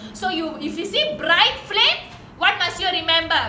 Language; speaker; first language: English; non-native, local second language; Tamil